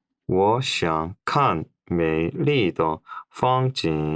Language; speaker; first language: Chinese; non-native, learner; Korean